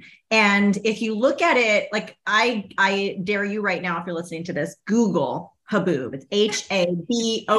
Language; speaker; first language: English; native; English